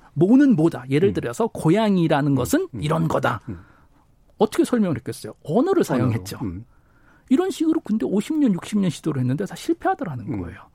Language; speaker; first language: Korean; native; Korean